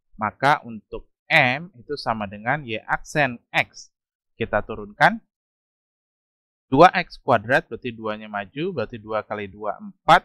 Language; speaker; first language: Indonesian; native; Indonesian